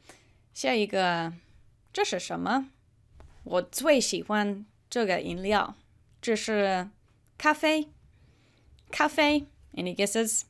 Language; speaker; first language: Chinese; non-native, fluent; English